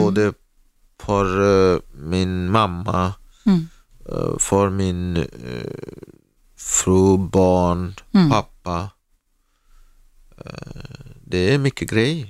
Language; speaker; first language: Swedish; non-native, learner; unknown